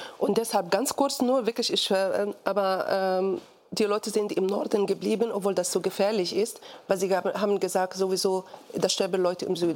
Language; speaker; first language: German; non-native, fluent; Arabic